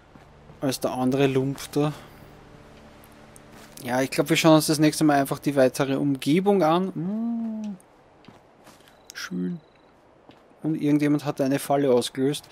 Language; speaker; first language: German; native; German